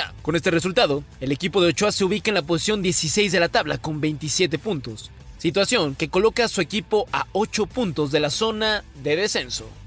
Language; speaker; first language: Spanish; native; Spanish